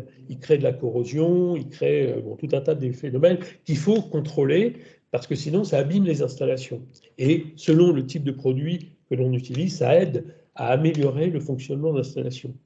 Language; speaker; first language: French; native; French